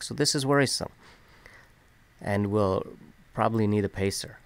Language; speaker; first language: English; native; English